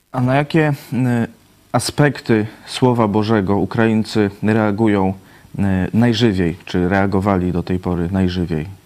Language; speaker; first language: Polish; native; Polish